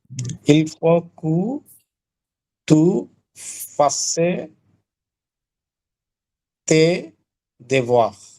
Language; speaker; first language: French; non-native, learner; Bangla